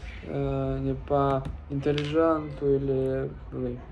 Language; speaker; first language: French; non-native, learner; Russian